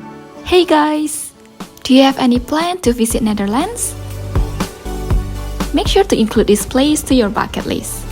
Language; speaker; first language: English; non-native, fluent; Indonesian